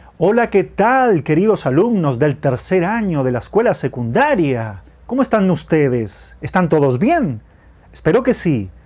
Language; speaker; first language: Spanish; non-native, fluent; Portuguese